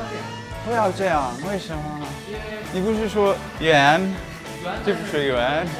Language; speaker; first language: Chinese; non-native, learner; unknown